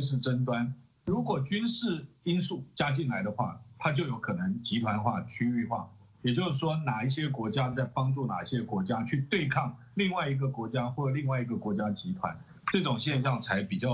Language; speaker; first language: Chinese; native; Chinese